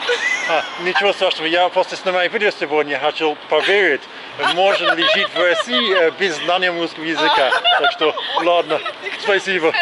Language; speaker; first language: Russian; non-native, learner; English